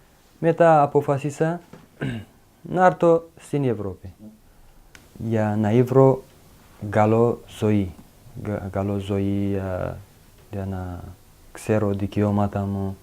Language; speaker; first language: Greek; non-native, learner; Uzbek